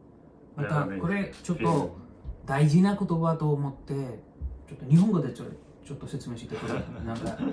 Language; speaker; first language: Japanese; non-native, learner; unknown